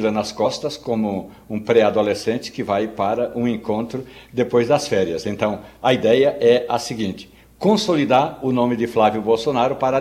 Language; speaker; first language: Portuguese; native; Portuguese